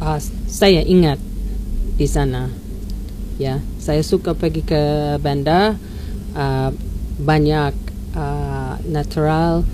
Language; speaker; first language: Indonesian; non-native, learner; English